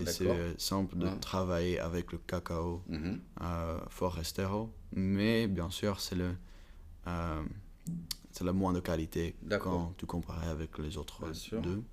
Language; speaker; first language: French; non-native, learner; Dutch